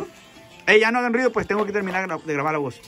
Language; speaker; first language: Spanish; native; Spanish